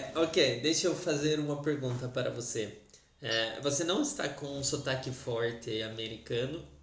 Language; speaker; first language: Portuguese; native; Portuguese